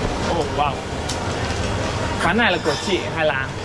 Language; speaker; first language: Vietnamese; non-native, fluent; English